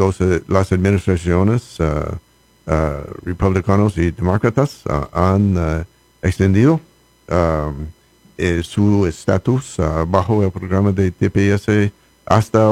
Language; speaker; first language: Spanish; non-native, learner; English